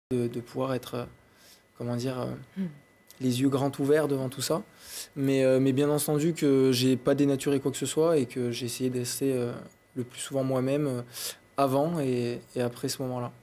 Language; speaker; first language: French; native; French